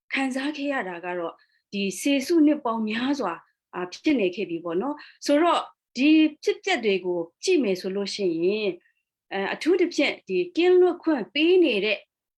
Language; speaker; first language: Burmese; non-native, local second language; Kachin